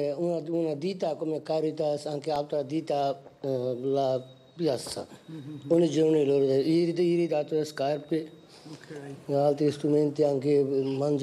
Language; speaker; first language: Italian; non-native, learner; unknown